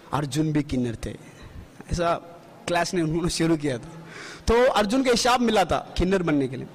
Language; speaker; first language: Hindi; non-native, fluent; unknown